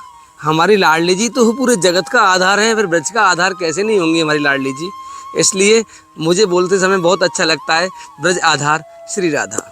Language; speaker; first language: Hindi; native; Hindi